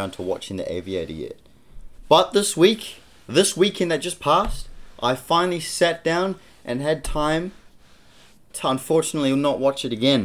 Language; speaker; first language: English; native; English